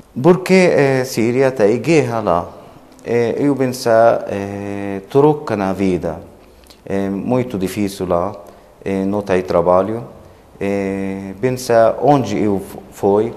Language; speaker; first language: Portuguese; non-native, learner; Arabic